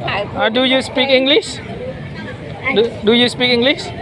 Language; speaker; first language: English; non-native, learner; Vietnamese